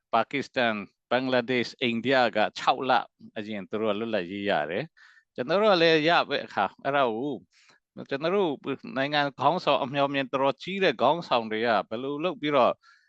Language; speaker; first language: Burmese; non-native, local second language; Mizo